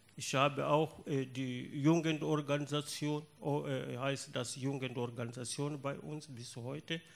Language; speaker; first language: German; non-native, learner; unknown